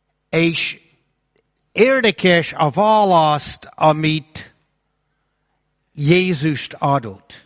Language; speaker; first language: Hungarian; non-native, fluent; English